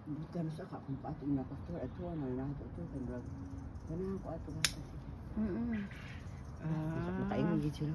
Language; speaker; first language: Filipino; non-native, local second language; Hiligaynon